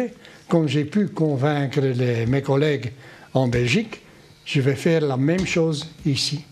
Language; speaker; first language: French; non-native, local second language; Dutch